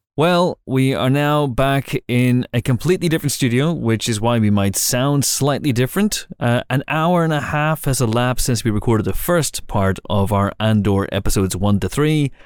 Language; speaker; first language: English; native; English